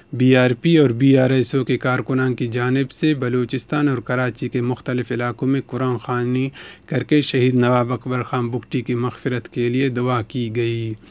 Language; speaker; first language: Urdu; non-native, local second language; Baluchi